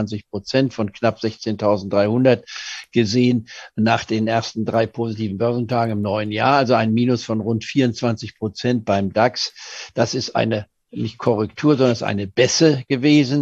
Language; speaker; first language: German; native; German